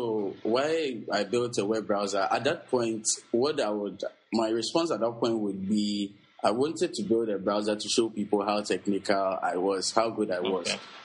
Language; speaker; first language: English; non-native, local second language; Akan